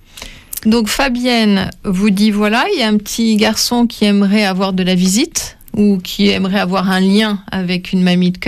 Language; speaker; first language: French; native; French